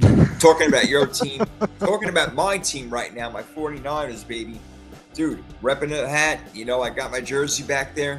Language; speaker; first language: English; native; English